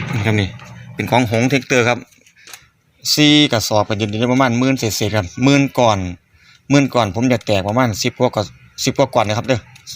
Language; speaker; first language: Thai; native; Thai